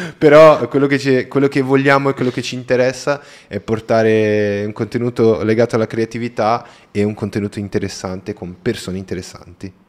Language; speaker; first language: Italian; native; Italian